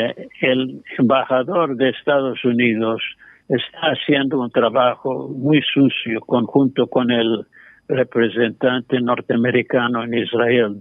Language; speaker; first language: Spanish; non-native, fluent; English